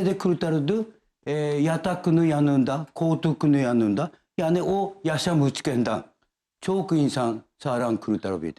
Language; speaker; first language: Turkish; non-native, learner; Japanese